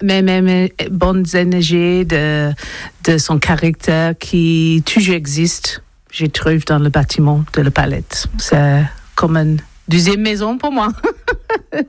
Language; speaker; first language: French; non-native, learner; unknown